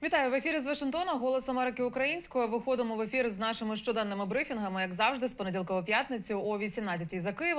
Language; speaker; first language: Ukrainian; native; Ukrainian